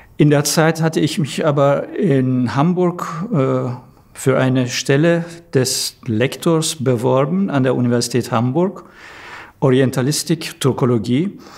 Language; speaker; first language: German; non-native, fluent; Turkish